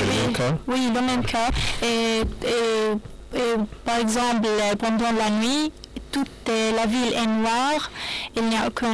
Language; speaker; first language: French; non-native, learner; Arabic